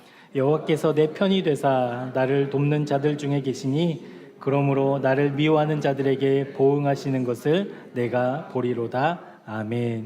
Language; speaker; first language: Korean; native; Korean